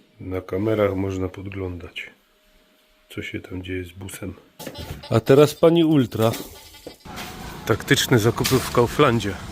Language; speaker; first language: Polish; native; Polish